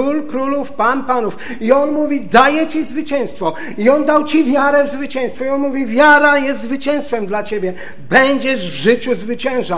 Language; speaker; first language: Polish; native; Polish